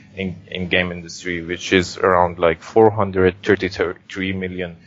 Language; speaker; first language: English; non-native, fluent; Persian